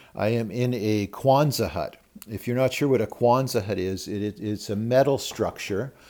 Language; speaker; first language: English; native; English